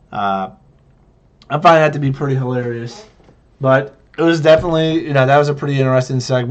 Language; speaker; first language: English; native; English